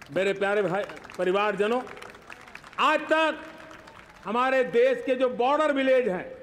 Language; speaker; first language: Hindi; non-native, local second language; Gujarati